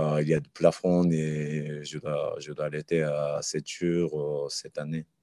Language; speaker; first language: French; non-native, learner; Japanese